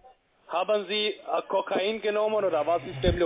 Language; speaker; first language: German; non-native, learner; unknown